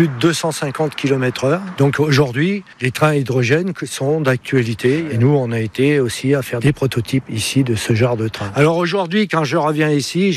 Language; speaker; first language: French; native; French